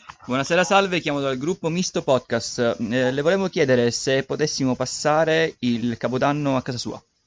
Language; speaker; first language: Italian; native; Italian